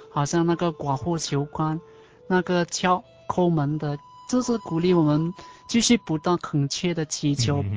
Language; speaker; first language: Chinese; non-native, local second language; Hakka Chinese